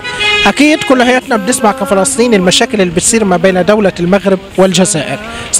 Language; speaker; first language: Arabic; native; Arabic